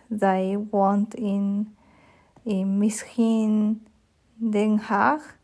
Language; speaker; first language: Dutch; non-native, learner; German